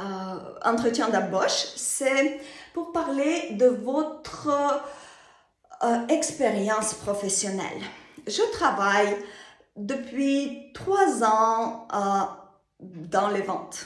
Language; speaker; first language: French; non-native, fluent; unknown